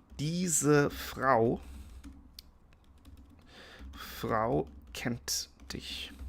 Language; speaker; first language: German; non-native, fluent; English